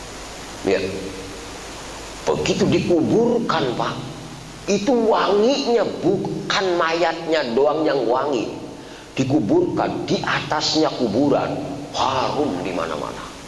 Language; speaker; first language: Indonesian; native; Indonesian